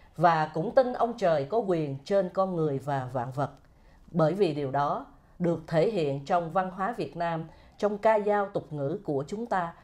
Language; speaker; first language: Vietnamese; native; Vietnamese